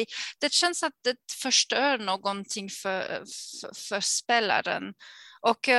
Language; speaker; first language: Swedish; non-native, fluent; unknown